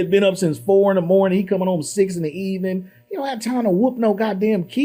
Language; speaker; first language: English; native; English